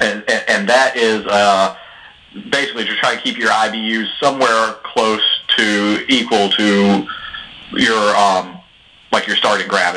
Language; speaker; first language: English; native; English